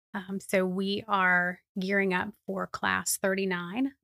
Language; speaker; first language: English; native; English